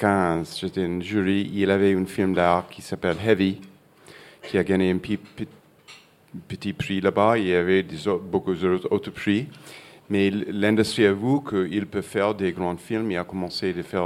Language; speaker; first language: French; non-native, fluent; English